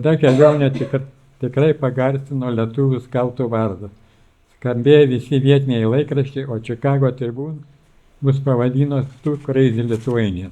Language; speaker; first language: Lithuanian; native; Lithuanian